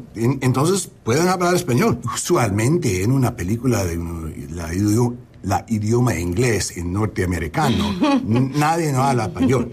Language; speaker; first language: Spanish; non-native, learner; English